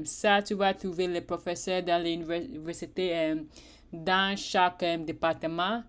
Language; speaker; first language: French; non-native, learner; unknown